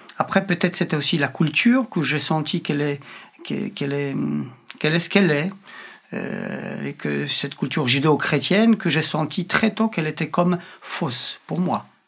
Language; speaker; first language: French; non-native, fluent; Polish